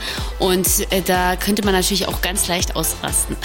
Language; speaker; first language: German; native; German